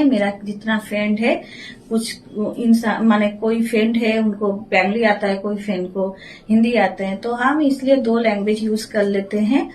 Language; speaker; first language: Hindi; non-native, local second language; Bangla